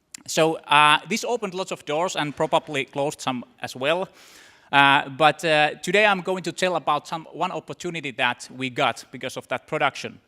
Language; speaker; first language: English; non-native, fluent; Finnish